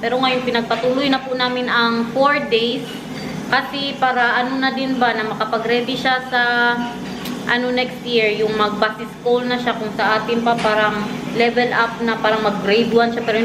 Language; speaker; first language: Filipino; non-native, local second language; Cebuano